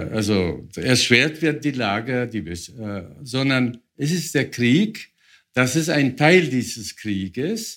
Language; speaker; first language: German; non-native, fluent; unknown